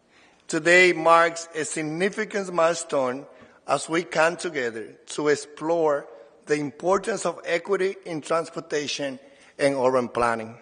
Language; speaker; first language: English; non-native, fluent; Spanish